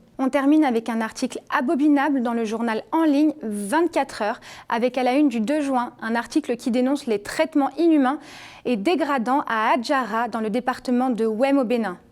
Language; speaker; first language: French; native; French